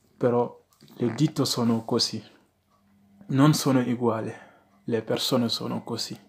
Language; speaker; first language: Italian; non-native, learner; Wolof